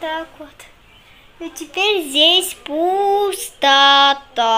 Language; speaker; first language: Russian; early bilingual, heritage; Russian